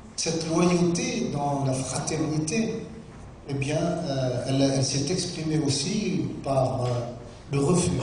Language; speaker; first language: French; non-native, local second language; Arabic